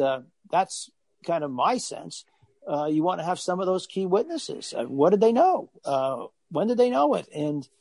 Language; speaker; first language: English; native; English